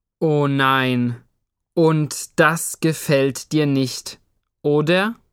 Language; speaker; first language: German; native; German